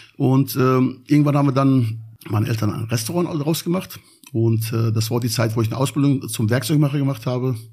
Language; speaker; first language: German; early bilingual, other home language; Turkish